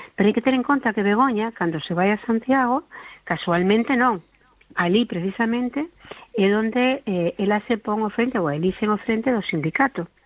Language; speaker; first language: Galician; non-native, local second language; Spanish